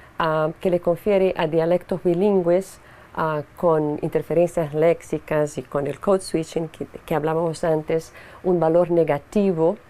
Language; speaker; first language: Spanish; non-native, fluent; Portuguese